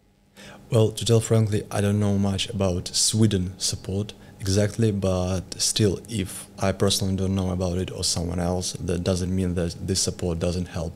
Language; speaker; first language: English; non-native, learner; Ukrainian